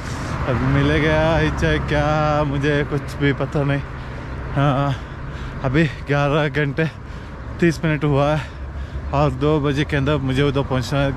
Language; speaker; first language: Hindi; non-native, local second language; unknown